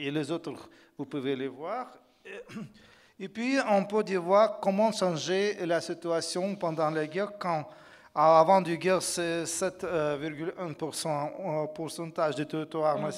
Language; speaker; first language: French; non-native, fluent; Ukrainian